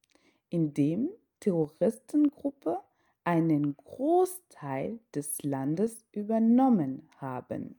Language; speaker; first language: German; non-native, fluent; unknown